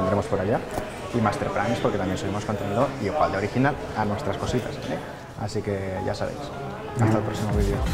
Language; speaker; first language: Spanish; native; Spanish